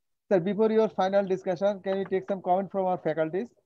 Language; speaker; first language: English; non-native, local second language; Bangla